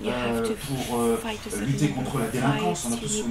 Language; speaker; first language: French; native; French